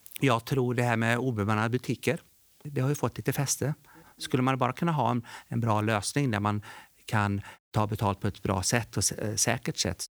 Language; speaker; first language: Swedish; early bilingual, other home language; Bosnian